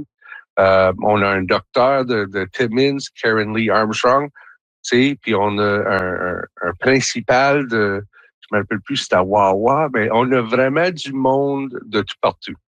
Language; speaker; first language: French; native; French